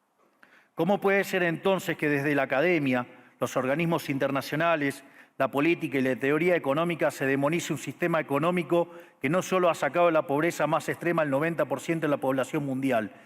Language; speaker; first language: Spanish; native; Spanish